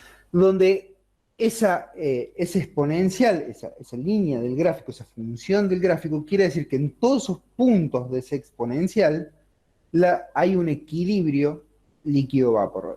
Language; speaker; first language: Spanish; native; Spanish